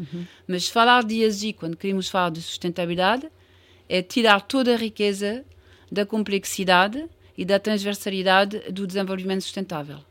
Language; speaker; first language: Portuguese; non-native, fluent; French